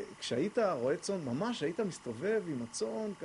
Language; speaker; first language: Hebrew; native; Hebrew